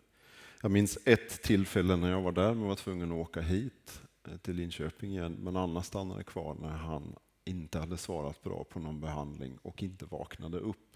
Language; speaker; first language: Swedish; native; Swedish